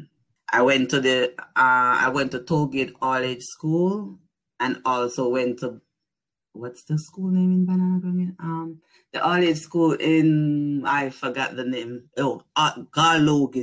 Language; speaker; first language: English; non-native, local second language; Jamaican Creole English